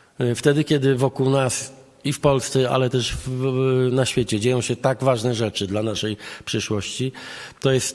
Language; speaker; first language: Polish; native; Polish